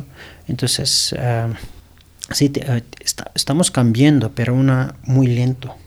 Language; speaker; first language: Spanish; non-native, learner; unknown